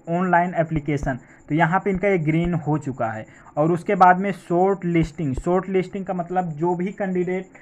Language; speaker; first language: Hindi; native; Hindi